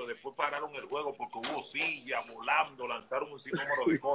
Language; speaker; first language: Spanish; native; Spanish